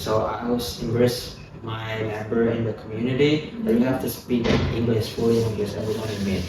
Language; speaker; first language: English; non-native, fluent; Indonesian